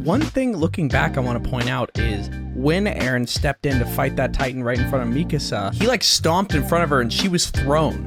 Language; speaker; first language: English; native; English